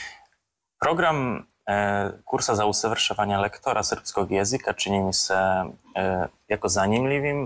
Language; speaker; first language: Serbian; non-native, fluent; Polish